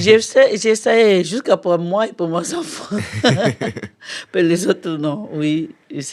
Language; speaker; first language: French; non-native, learner; Portuguese